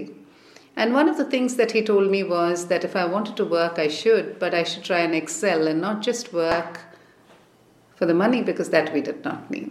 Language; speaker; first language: English; non-native, local second language; Tamil